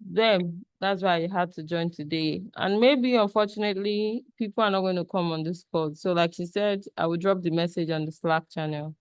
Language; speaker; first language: English; non-native, local second language; Yoruba